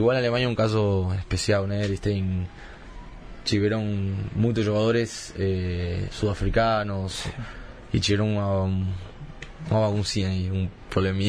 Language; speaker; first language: Portuguese; early bilingual, heritage; Spanish